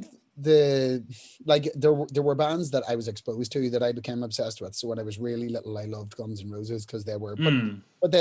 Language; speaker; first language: English; native; English